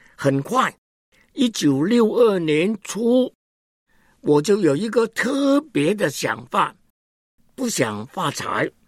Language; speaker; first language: Chinese; non-native, local second language; Cantonese